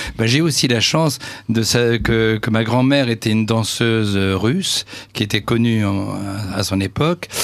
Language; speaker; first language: French; native; French